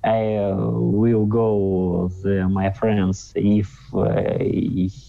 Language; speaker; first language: English; non-native, learner; Russian